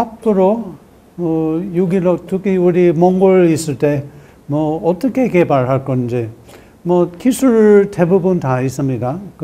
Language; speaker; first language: Korean; non-native, learner; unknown